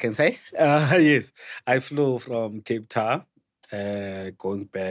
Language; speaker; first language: English; non-native, local second language; Xhosa